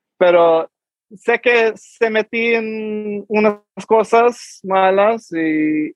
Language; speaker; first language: Spanish; early bilingual, heritage; English